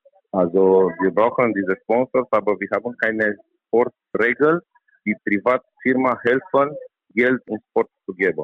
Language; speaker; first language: German; non-native, learner; Romanian